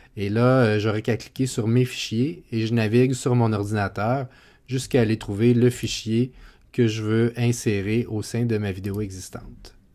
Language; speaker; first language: French; native; French